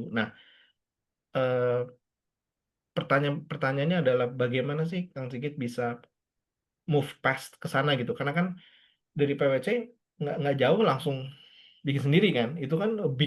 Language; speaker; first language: Indonesian; native; Indonesian